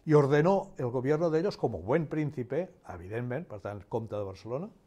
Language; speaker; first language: Spanish; non-native, local second language; Catalan